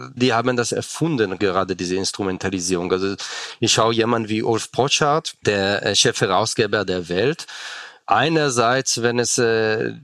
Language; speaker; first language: German; non-native, fluent; Hebrew